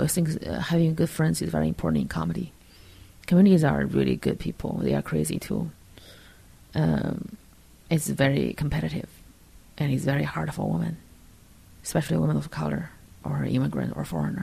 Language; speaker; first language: English; non-native, fluent; Chinese